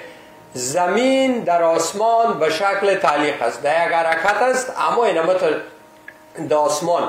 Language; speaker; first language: Persian; native; Persian